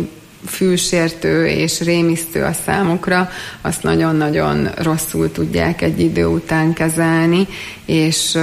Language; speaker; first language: Hungarian; native; Hungarian